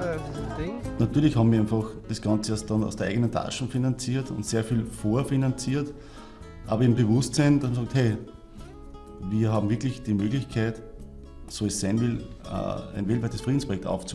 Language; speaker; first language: German; native; German